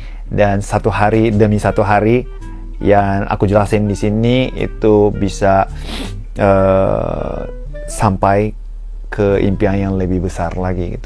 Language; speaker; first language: Indonesian; non-native, fluent; Japanese